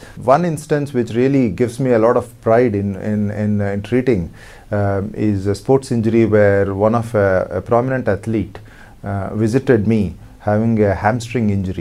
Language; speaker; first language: English; non-native, local second language; Telugu